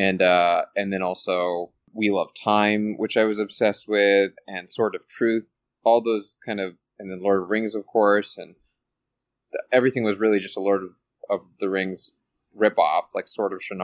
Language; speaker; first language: English; native; English